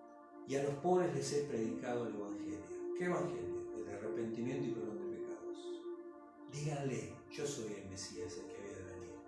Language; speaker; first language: Spanish; native; Spanish